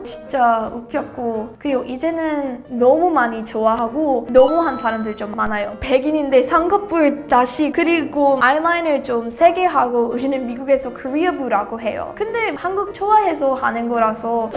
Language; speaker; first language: Korean; non-native, learner; English